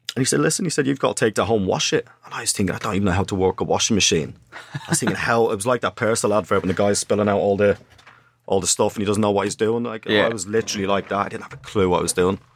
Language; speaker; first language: English; native; English